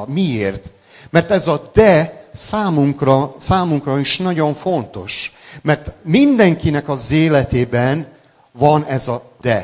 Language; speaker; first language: Hungarian; non-native, local second language; Serbian